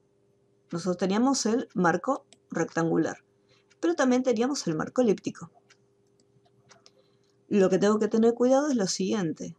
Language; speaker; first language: Spanish; native; Spanish